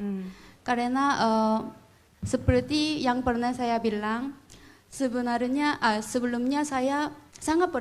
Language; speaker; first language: Indonesian; non-native, fluent; Korean